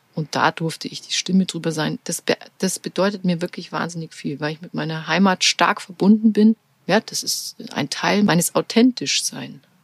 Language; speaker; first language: German; native; German